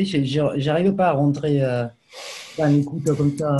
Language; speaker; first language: French; native; French